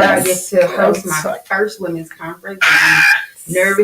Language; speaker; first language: English; native; English